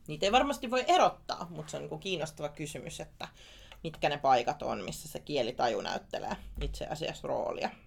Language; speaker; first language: Finnish; native; Finnish